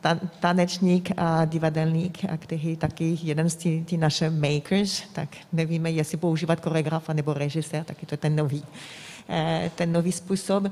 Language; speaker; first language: Czech; non-native, fluent; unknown